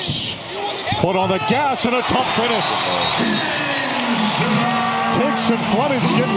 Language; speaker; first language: English; native; English